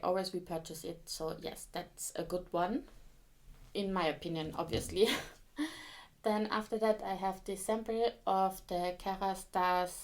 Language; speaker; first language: English; non-native, fluent; German